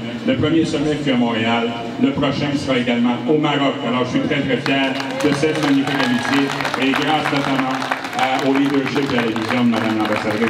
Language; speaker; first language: French; native; French